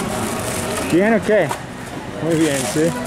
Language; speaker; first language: Spanish; non-native, learner; English